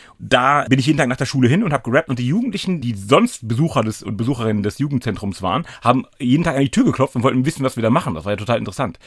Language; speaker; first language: German; native; German